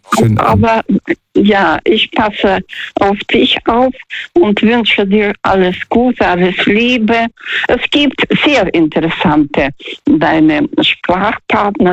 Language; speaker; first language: German; non-native, fluent; Russian